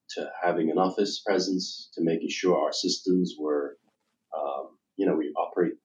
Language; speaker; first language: English; native; English